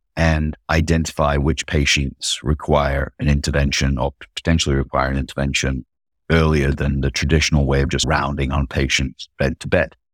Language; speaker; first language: English; native; English